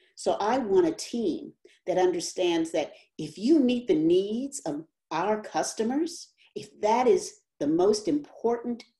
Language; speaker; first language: English; native; English